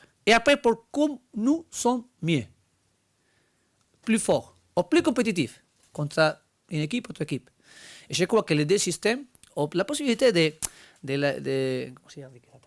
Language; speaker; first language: French; non-native, learner; Spanish